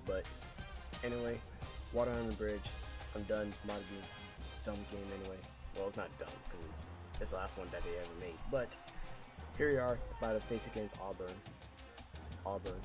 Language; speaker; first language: English; native; English